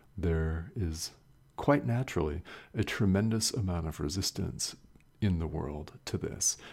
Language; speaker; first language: English; native; English